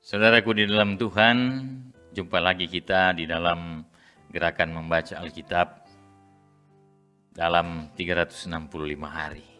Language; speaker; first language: Indonesian; native; Indonesian